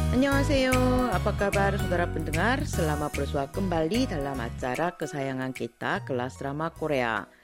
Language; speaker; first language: Indonesian; non-native, fluent; Korean